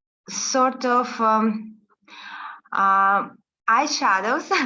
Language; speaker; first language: English; non-native, learner; Russian